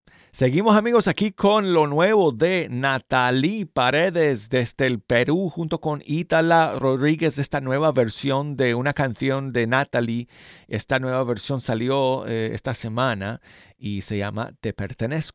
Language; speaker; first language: Spanish; native; Spanish